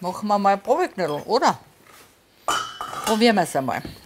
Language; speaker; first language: German; native; German